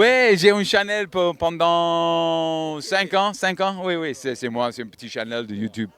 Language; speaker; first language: French; non-native, learner; English